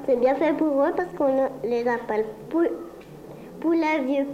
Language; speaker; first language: French; early bilingual, heritage; Spanish